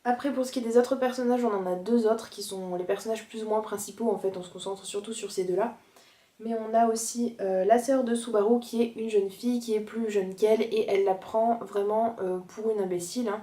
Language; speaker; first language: French; native; French